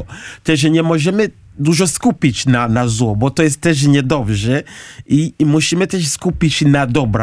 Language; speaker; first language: Polish; non-native, learner; Kinyarwanda